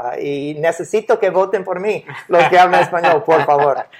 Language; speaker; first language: Spanish; non-native, fluent; English